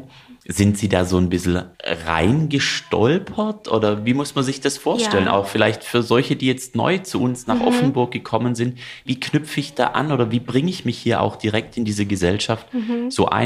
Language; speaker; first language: German; native; German